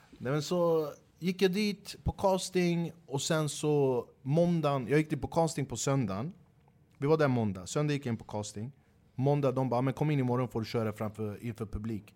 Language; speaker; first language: Swedish; early bilingual, other home language; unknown